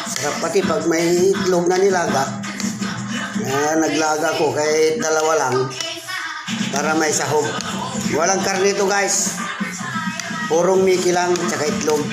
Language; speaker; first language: Filipino; non-native, local second language; Iloko